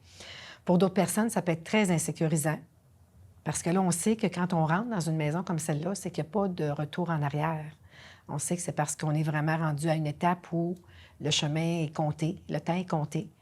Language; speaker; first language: French; native; French